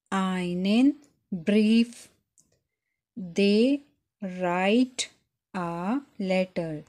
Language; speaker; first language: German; non-native, fluent; Urdu